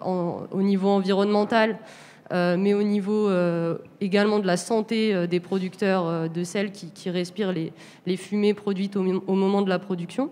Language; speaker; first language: French; native; French